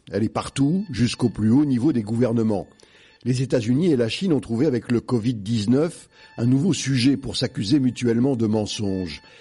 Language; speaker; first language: French; native; French